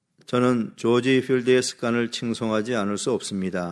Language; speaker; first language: Korean; native; Korean